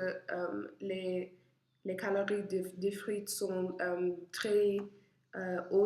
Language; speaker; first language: French; non-native, learner; English